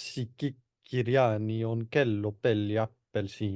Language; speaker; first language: Finnish; non-native, learner; English